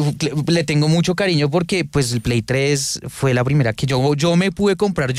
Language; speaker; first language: Spanish; native; Spanish